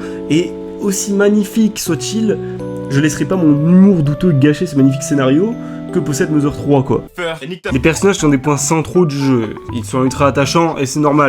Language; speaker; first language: French; native; French